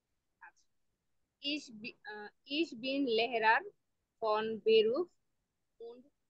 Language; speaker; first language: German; non-native, learner; Bangla